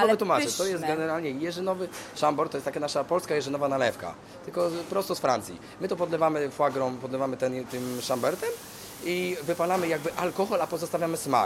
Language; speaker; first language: Polish; native; Polish